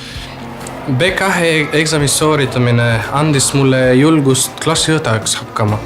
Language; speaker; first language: Estonian; non-native, fluent; Macedonian